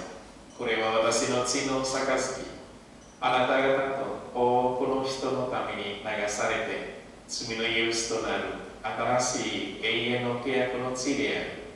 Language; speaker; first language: Japanese; non-native, learner; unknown